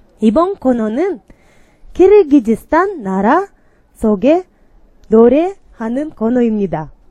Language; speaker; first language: Korean; non-native, learner; Kyrgyz